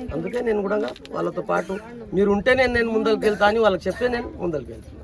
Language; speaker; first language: Telugu; non-native, local second language; Lambadi